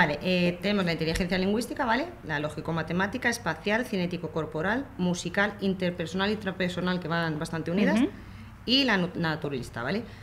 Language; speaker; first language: Spanish; native; Spanish